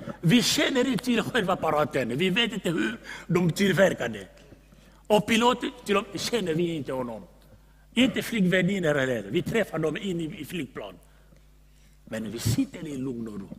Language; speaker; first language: Swedish; non-native, fluent; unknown